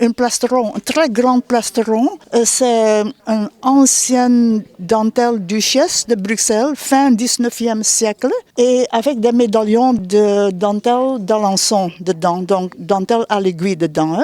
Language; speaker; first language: French; non-native, fluent; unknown